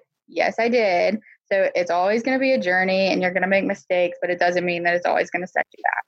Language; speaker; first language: English; native; English